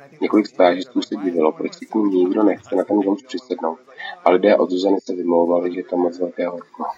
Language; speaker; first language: Czech; non-native, fluent; English